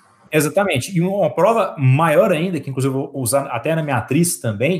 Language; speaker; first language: Portuguese; native; Portuguese